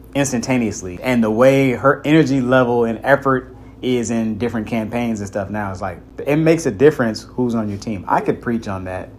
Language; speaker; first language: English; native; English